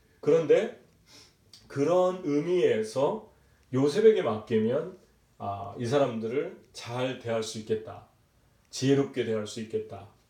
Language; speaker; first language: Korean; native; Korean